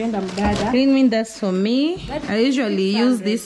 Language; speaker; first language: English; non-native, local second language; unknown